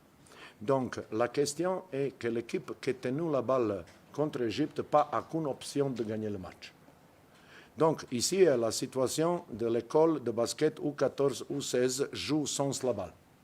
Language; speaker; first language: French; non-native, fluent; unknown